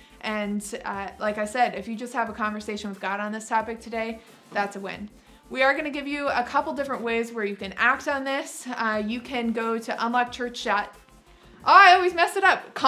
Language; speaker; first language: English; native; English